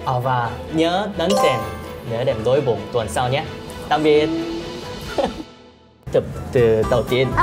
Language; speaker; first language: Vietnamese; non-native, fluent; Korean